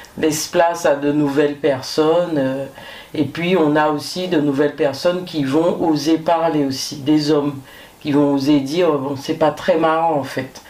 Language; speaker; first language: French; native; French